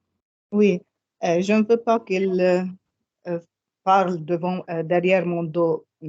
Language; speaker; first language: French; non-native, local second language; Arabic